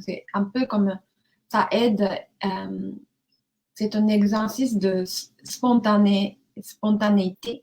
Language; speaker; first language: French; non-native, learner; Japanese